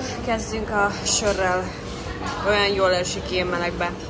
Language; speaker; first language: Hungarian; early bilingual, heritage; Hungarian